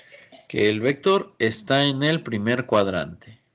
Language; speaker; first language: Spanish; native; Spanish